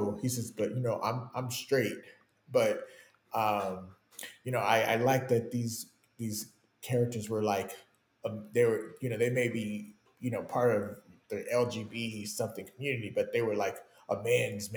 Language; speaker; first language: English; native; English